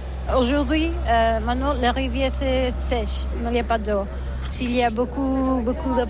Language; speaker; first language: French; non-native, learner; Catalan